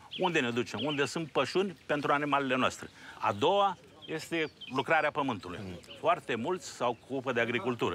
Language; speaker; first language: Romanian; non-native, local second language; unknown